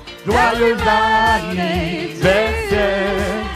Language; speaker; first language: French; native; French